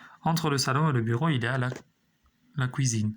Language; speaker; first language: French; non-native, fluent; Albanian